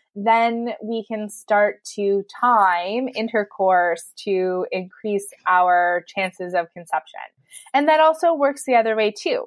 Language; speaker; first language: English; native; English